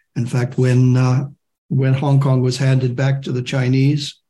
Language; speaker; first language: English; non-native, local second language; German